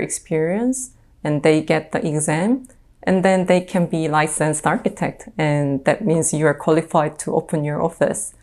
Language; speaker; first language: English; non-native, fluent; Korean